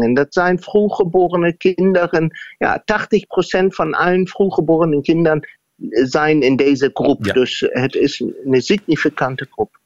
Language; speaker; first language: Dutch; non-native, fluent; German